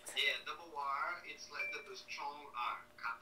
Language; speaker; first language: English; non-native, fluent; Portuguese